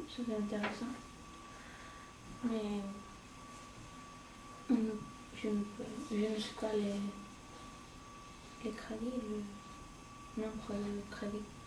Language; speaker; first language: French; non-native, learner; Spanish